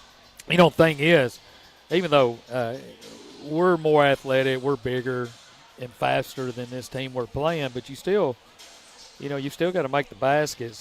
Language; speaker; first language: English; native; English